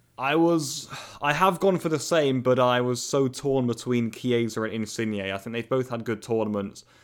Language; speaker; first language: English; native; English